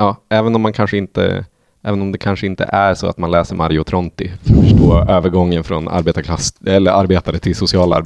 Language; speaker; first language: Swedish; native; Swedish